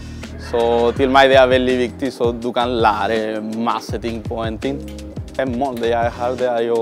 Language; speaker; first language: Norwegian; non-native, learner; Spanish